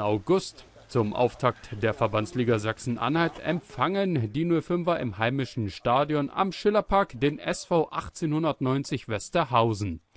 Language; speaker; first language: German; native; German